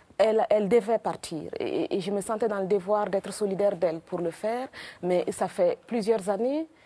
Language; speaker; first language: French; non-native, local second language; Mossi